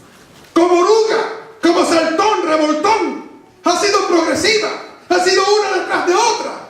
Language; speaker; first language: Spanish; native; Spanish